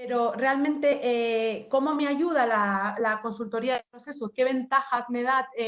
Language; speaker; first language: Spanish; native; Spanish